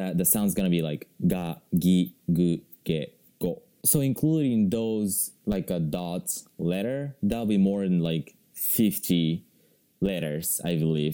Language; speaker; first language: English; non-native, fluent; Japanese